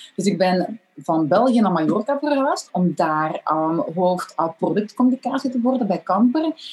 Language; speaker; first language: Dutch; native; Dutch